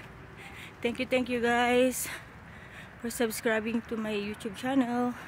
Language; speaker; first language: English; non-native, local second language; Filipino